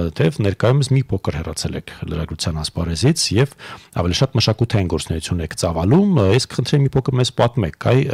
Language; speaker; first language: Armenian; native; Armenian